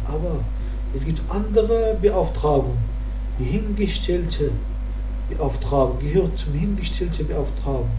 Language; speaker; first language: German; non-native, learner; Arabic